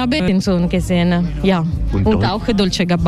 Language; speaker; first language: German; non-native, fluent; Italian